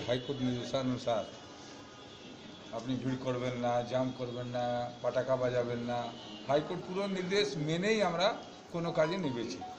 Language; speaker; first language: Bangla; non-native, local second language; Hindi